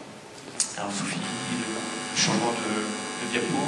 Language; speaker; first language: French; native; French